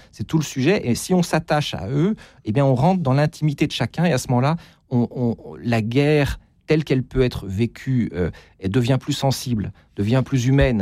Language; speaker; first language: French; native; French